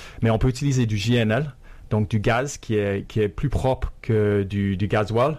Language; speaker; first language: French; non-native, fluent; English